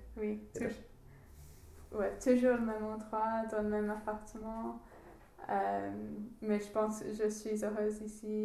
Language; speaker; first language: French; non-native, learner; English